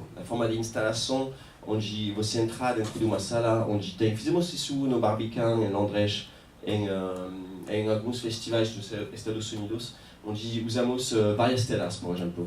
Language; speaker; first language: Portuguese; non-native, fluent; French